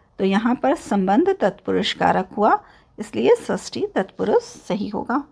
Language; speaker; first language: Hindi; native; Hindi